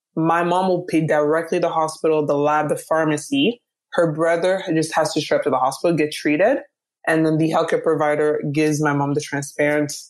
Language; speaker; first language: English; early bilingual, other home language; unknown